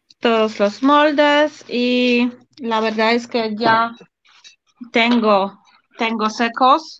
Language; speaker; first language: Spanish; non-native, fluent; Polish